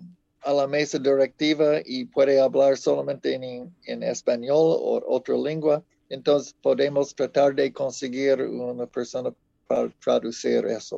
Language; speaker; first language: Spanish; non-native, fluent; English